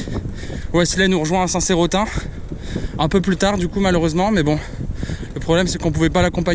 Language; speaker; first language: French; native; French